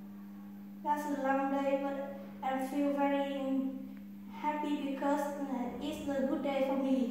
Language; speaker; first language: English; non-native, learner; Vietnamese